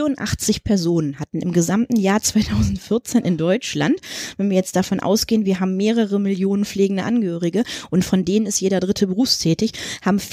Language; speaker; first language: German; native; German